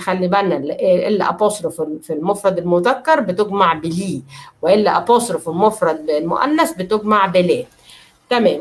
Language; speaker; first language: Arabic; native; Arabic